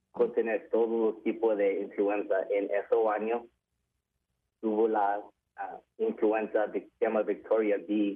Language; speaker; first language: Spanish; early bilingual, heritage; English